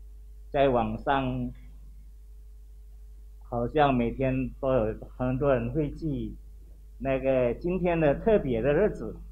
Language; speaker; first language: Chinese; non-native, local second language; Indonesian